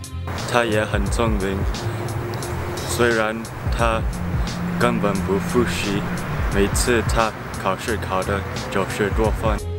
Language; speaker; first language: Chinese; non-native, learner; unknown